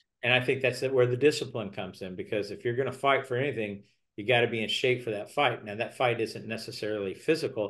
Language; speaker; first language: English; native; English